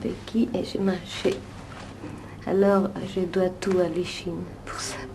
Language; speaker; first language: French; non-native, fluent; Italian